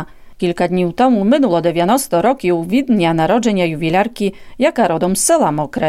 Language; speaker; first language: Ukrainian; non-native, local second language; Polish